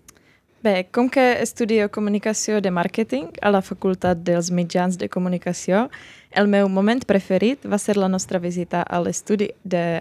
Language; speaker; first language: Catalan; non-native, learner; Czech